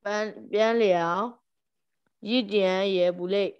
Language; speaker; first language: Chinese; non-native, learner; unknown